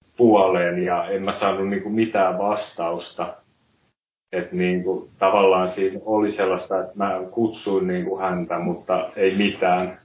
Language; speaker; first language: Finnish; native; Finnish